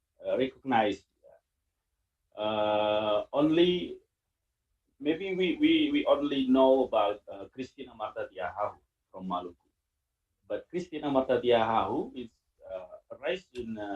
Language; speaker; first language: English; non-native, learner; Indonesian